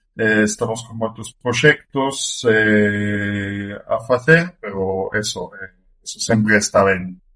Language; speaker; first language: Galician; non-native, fluent; German